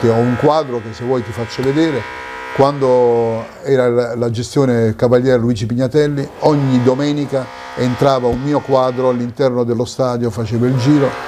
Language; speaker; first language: Italian; native; Italian